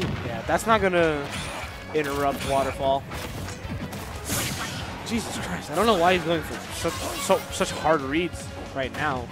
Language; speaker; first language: English; native; English